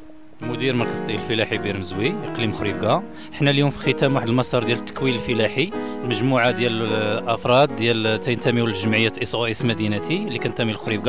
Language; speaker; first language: Arabic; native; Arabic